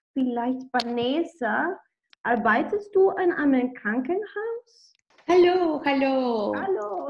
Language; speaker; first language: German; non-native, learner; Spanish